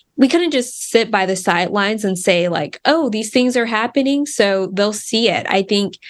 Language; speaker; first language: English; native; English